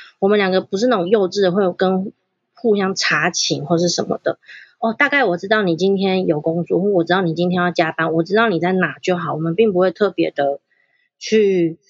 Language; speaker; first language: Chinese; native; Chinese